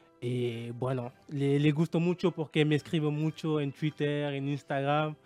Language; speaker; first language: Spanish; non-native, learner; French